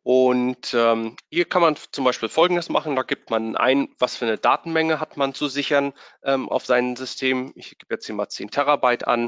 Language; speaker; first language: German; native; German